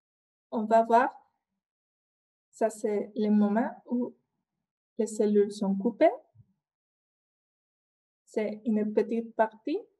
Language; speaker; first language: French; non-native, fluent; Spanish